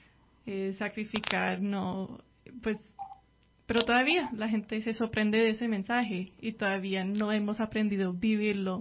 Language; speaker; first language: Spanish; non-native, fluent; English